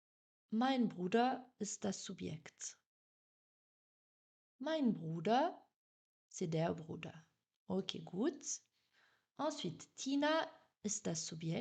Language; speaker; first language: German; non-native, fluent; French